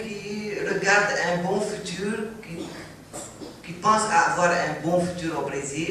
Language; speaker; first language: French; non-native, fluent; Arabic